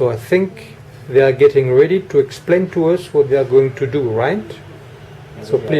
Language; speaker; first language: English; non-native, fluent; French